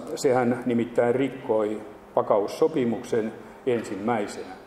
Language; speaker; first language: Finnish; native; Finnish